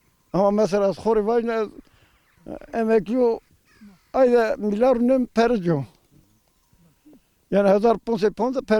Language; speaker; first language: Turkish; non-native, local second language; Zaza